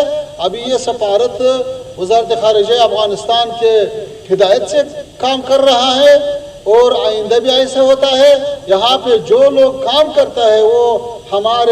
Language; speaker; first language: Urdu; non-native, fluent; Pashto